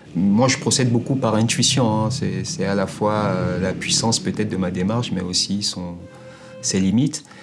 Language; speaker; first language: French; non-native, local second language; Ewe